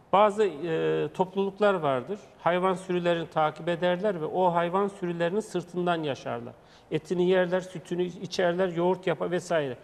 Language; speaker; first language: Turkish; native; Turkish